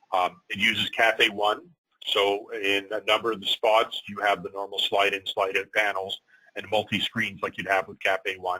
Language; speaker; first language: English; native; English